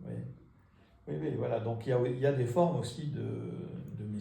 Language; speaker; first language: French; native; French